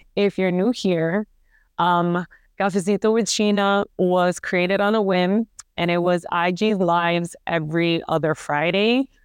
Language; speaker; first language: English; early bilingual, other home language; Spanish